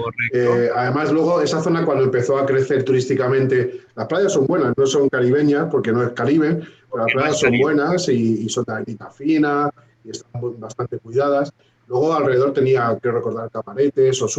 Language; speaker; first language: Spanish; native; Spanish